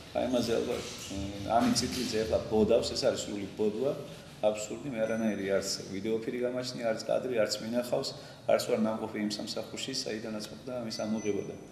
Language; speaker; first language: Georgian; native; Georgian